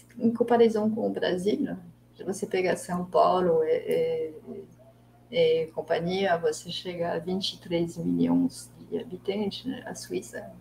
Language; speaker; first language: Portuguese; non-native, fluent; French